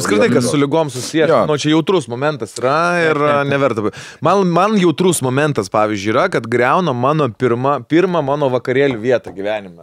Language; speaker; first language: Lithuanian; native; Lithuanian